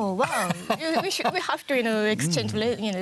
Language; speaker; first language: English; non-native, learner; Japanese